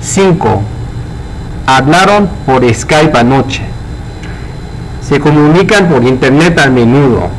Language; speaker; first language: Spanish; non-native, fluent; English